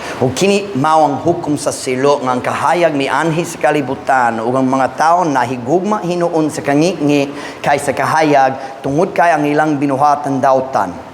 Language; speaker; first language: Cebuano; non-native, fluent; English